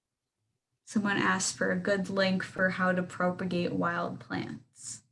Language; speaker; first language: English; native; English